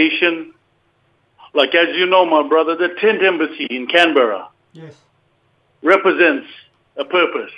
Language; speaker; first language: English; native; English